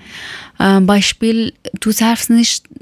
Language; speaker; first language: German; non-native, learner; Persian